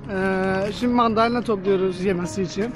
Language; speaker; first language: Turkish; native; Turkish